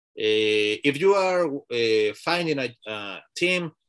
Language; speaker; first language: English; non-native, learner; Spanish